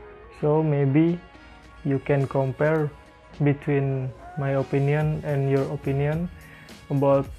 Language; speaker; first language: English; non-native, learner; Indonesian